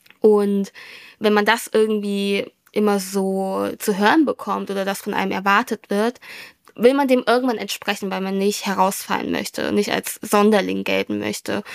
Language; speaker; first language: German; early bilingual, other home language; Vietnamese